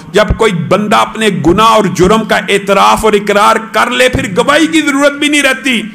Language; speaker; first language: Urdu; non-native, local second language; Punjabi